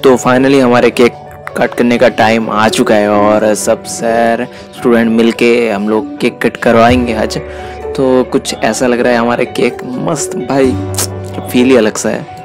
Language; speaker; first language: Hindi; non-native, local second language; Bangla